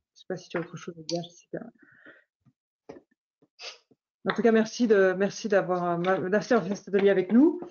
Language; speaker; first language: French; native; French